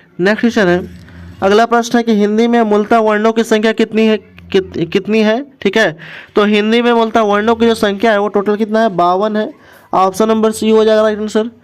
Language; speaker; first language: Hindi; native; Hindi